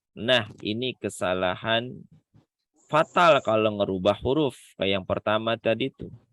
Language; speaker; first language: Indonesian; native; Indonesian